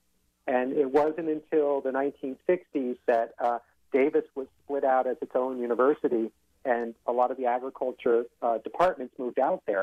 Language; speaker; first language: English; native; English